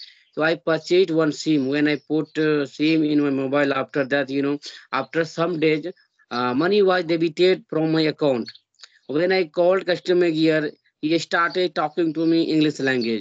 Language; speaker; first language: English; non-native, learner; Hindi